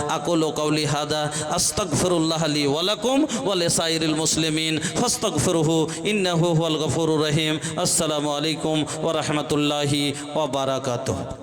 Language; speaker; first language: Bangla; non-native, local second language; Bhojpuri